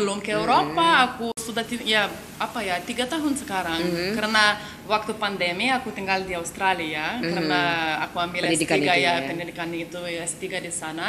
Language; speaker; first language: Indonesian; non-native, learner; Lithuanian